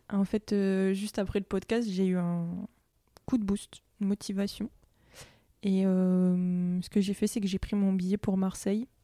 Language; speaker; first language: French; native; French